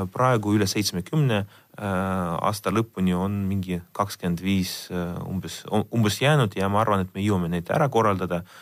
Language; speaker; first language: Estonian; non-native, local second language; Russian